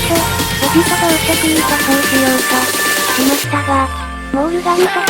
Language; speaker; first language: Japanese; native; Japanese